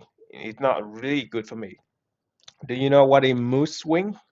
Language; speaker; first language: English; non-native, fluent; Vietnamese